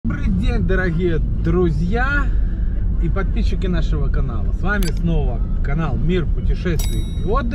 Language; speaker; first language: Russian; native; Russian